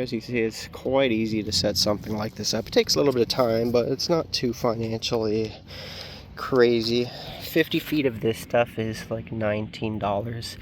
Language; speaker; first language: English; native; English